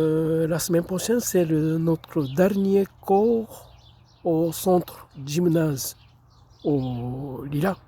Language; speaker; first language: French; non-native, fluent; Japanese